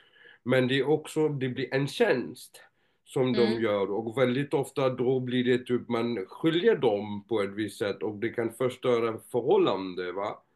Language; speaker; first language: Swedish; non-native, fluent; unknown